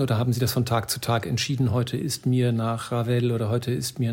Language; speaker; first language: German; native; German